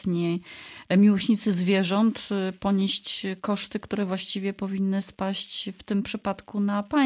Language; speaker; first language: Polish; native; Polish